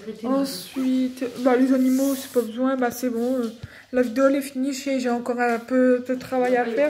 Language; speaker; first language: French; native; French